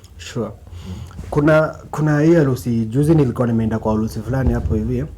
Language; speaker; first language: Swahili; native; Swahili